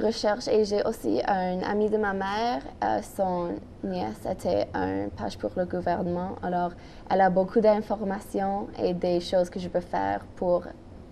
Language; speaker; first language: French; non-native, local second language; English